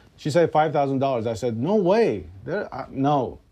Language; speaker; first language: English; non-native, learner; Arabic